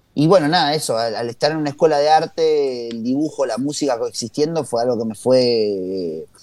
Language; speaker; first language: Spanish; native; Spanish